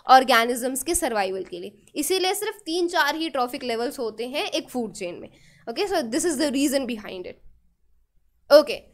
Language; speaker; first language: Hindi; native; Hindi